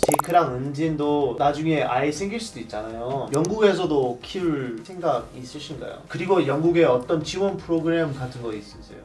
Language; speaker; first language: Korean; non-native, fluent; English